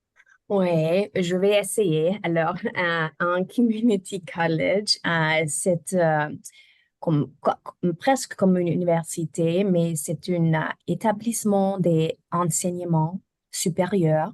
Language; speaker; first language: French; non-native, learner; German